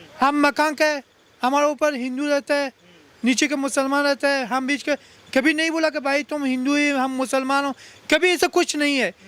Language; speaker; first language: Hindi; non-native, learner; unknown